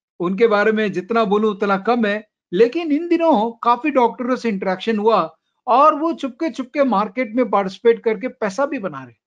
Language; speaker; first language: Hindi; native; Hindi